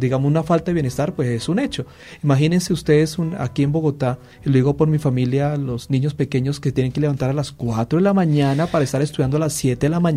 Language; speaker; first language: Spanish; native; Spanish